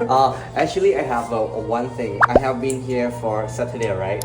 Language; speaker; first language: English; non-native, learner; Thai